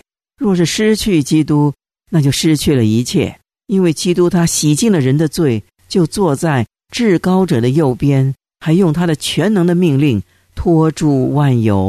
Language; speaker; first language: Chinese; native; Chinese